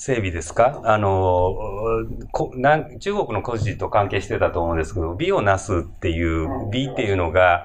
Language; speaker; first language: Japanese; native; Japanese